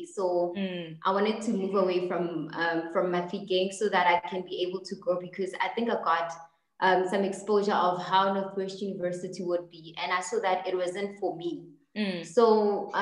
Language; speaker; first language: English; non-native, local second language; Tswana